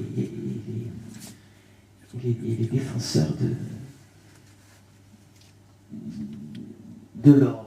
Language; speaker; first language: French; early bilingual, other home language; Spanish